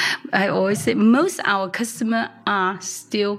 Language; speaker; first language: English; non-native, local second language; Cantonese